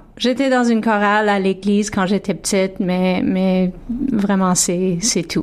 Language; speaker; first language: French; native; French